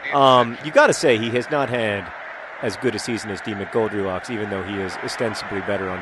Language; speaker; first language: English; native; English